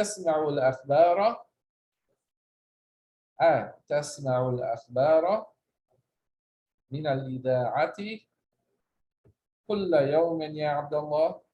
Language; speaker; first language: Arabic; non-native, fluent; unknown